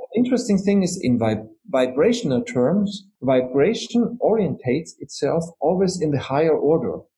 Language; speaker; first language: English; non-native, fluent; German